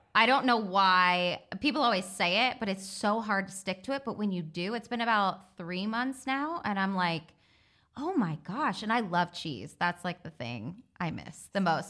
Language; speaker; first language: English; native; English